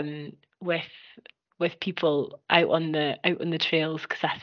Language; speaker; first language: English; native; English